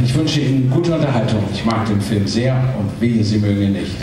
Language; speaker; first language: German; native; German